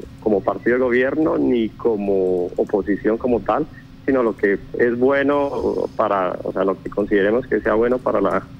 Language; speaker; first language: Spanish; native; Spanish